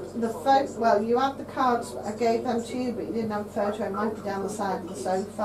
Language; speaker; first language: English; native; English